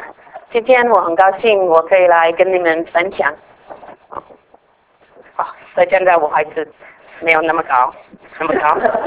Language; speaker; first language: Chinese; non-native, fluent; English